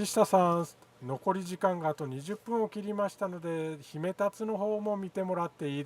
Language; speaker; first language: Japanese; native; Japanese